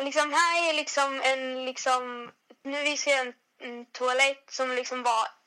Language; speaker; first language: Swedish; native; Swedish